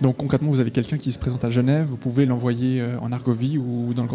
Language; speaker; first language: French; native; French